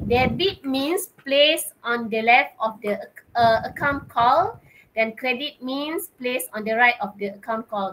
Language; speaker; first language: English; non-native, local second language; Malay